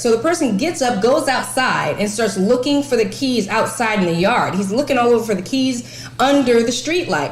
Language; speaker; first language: English; native; English